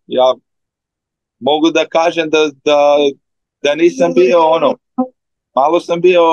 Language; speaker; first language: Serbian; early bilingual, heritage; Slovenian